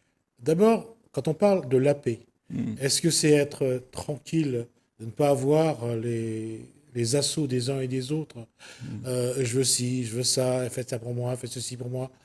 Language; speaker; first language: French; native; French